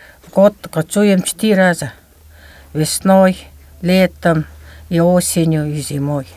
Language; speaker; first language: Russian; non-native, local second language; Tuvinian